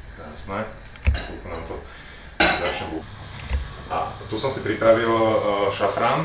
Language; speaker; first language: Slovak; native; Slovak